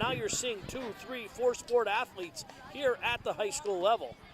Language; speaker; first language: English; native; English